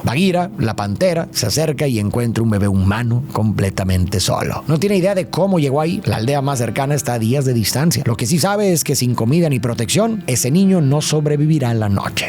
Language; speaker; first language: Spanish; native; Spanish